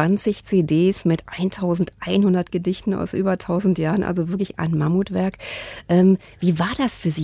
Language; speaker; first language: German; native; German